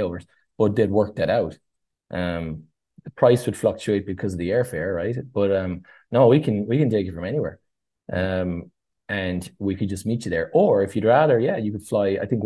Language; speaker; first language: English; native; English